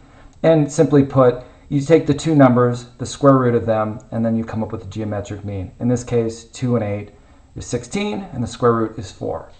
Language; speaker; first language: English; native; English